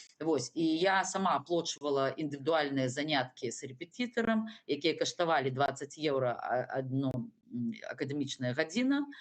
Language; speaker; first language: Belarusian; non-native, local second language; Russian